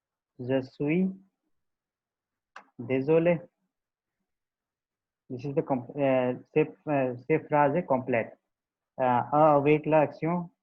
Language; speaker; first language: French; non-native, learner; Hindi